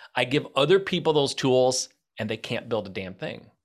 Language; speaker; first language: English; native; English